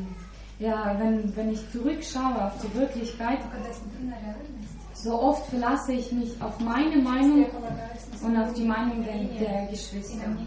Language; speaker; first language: German; non-native, fluent; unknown